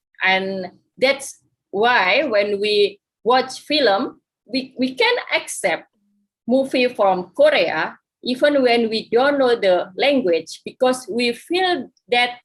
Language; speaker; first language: English; non-native, fluent; Indonesian